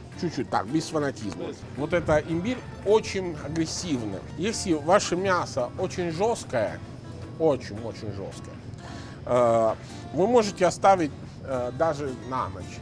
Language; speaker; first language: Russian; non-native, fluent; Italian